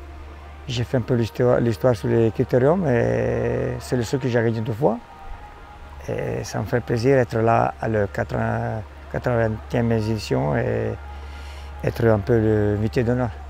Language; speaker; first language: French; non-native, fluent; Italian